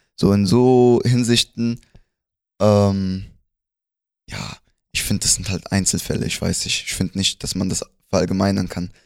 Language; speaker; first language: German; early bilingual, other home language; Spanish